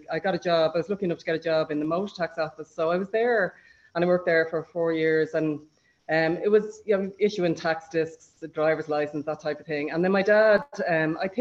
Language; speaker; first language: English; native; English